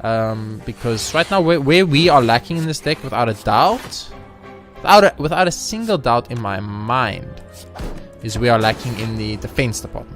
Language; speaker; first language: English; native; English